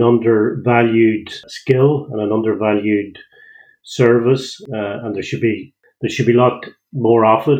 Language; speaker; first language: English; native; English